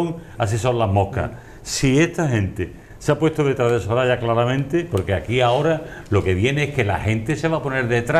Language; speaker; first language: Spanish; native; Spanish